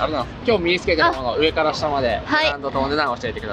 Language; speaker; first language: Japanese; native; Japanese